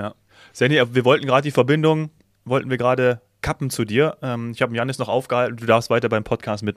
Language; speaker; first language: German; native; German